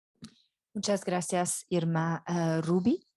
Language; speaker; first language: Spanish; non-native, fluent; French